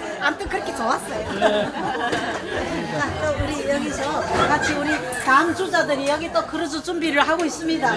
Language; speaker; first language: Korean; early bilingual, heritage; Korean